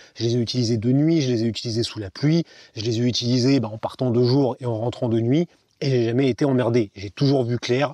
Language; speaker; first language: French; native; French